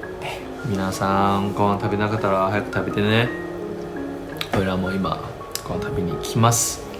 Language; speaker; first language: Korean; non-native, fluent; Chinese